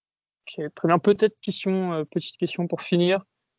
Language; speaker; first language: French; native; French